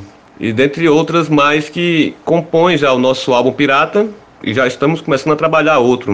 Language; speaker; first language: Portuguese; native; Portuguese